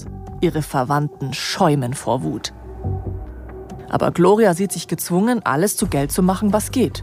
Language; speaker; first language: German; native; German